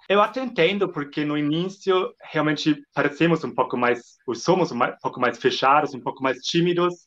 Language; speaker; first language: Portuguese; non-native, fluent; German